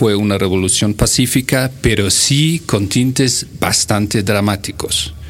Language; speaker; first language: Spanish; non-native, fluent; German